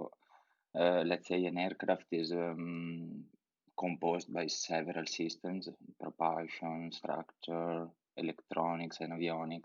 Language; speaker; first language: English; non-native, fluent; Italian